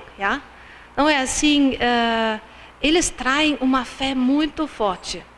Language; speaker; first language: Portuguese; non-native, fluent; German